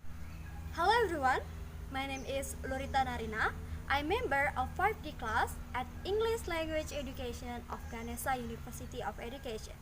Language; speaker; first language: English; non-native, learner; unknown